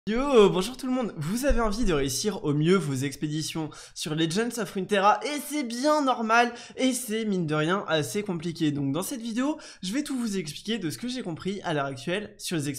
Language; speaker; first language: French; native; French